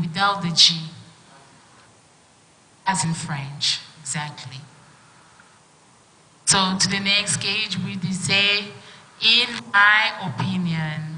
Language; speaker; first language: English; non-native, fluent; French